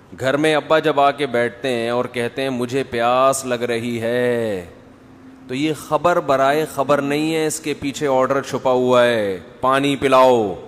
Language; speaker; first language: Urdu; non-native, local second language; Pashto